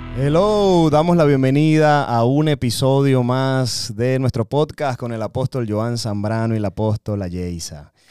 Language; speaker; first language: Spanish; native; Spanish